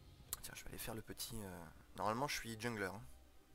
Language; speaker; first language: French; native; French